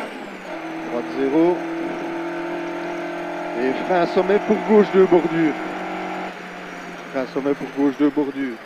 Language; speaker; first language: French; native; French